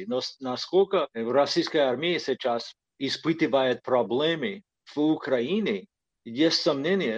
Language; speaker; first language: Russian; non-native, fluent; English